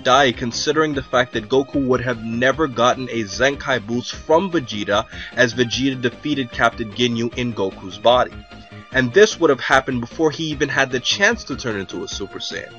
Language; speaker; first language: English; native; English